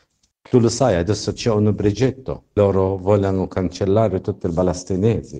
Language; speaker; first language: Italian; non-native, learner; Arabic